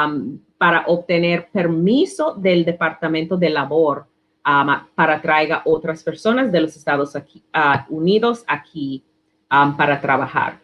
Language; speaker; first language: Spanish; non-native, learner; English